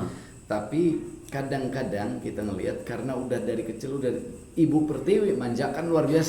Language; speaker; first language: Indonesian; non-native, fluent; English